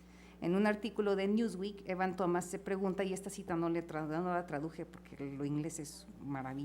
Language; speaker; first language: Spanish; native; Spanish